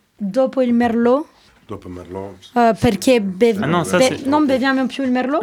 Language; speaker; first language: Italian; non-native, learner; French